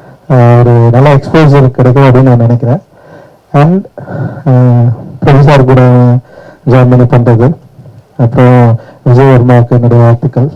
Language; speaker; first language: Tamil; native; Tamil